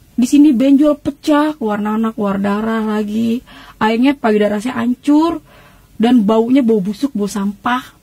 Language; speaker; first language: Indonesian; native; Indonesian